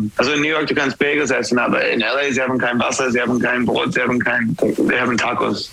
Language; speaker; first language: German; non-native, fluent; English